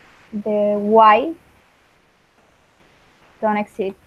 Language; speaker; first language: English; non-native, learner; Spanish